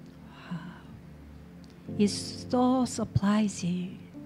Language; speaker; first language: English; non-native, learner; Korean